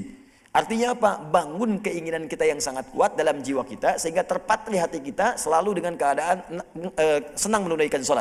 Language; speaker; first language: Indonesian; native; Indonesian